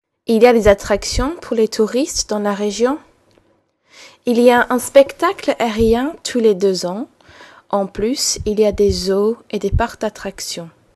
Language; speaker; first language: French; non-native, fluent; English